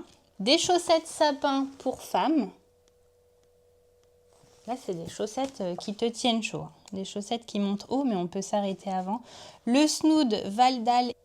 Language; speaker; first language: French; native; French